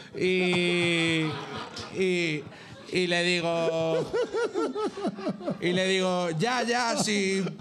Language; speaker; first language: Spanish; native; Spanish